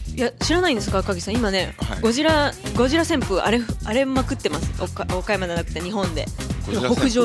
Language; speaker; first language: Japanese; native; Japanese